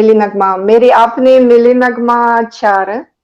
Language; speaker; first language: Hindi; non-native, learner; Greek